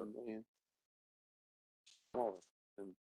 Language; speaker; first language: English; native; English